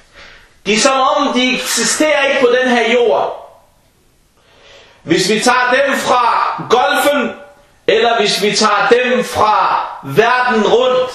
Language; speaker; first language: Danish; early bilingual, other home language; Arabic